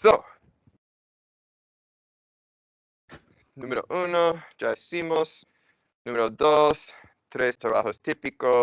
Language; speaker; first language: Spanish; non-native, fluent; English